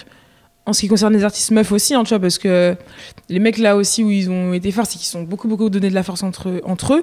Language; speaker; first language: French; native; French